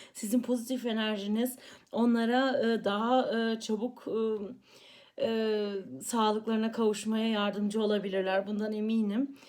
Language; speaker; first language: Turkish; early bilingual, heritage; Turkish